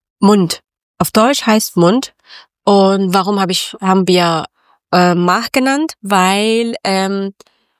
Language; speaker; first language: German; non-native, learner; Persian